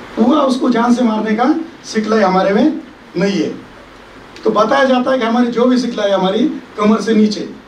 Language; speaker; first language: Hindi; non-native, local second language; Marathi